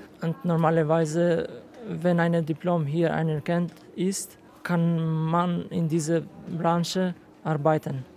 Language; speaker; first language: German; non-native, learner; Albanian